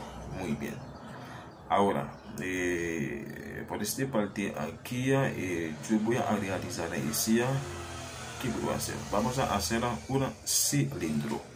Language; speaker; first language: Spanish; non-native, learner; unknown